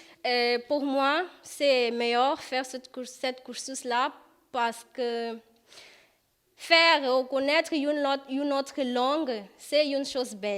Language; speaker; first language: French; non-native, fluent; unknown